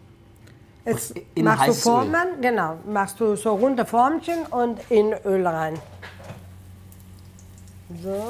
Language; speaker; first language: German; non-native, fluent; Italian